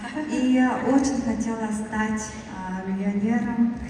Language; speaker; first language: Russian; non-native, learner; Mongolian